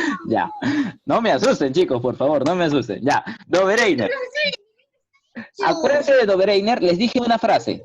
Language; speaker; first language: Spanish; native; Spanish